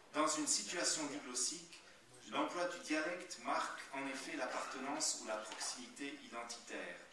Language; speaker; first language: French; native; French